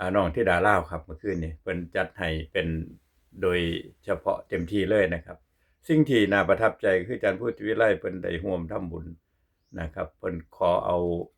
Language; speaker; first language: Thai; native; Thai